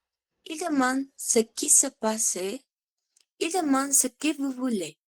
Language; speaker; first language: French; non-native, learner; Spanish